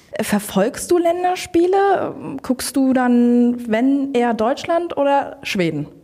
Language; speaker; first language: German; native; German